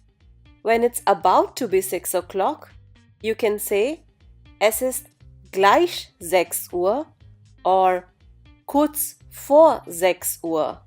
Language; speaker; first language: German; non-native, fluent; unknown